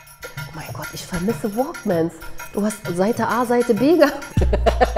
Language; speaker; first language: German; early bilingual, other home language; Turkish